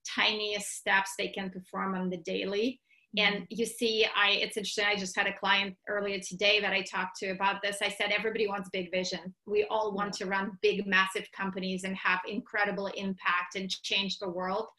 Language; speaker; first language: English; non-native, fluent; Russian